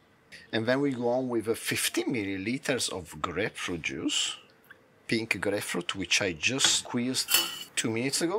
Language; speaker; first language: English; non-native, fluent; Italian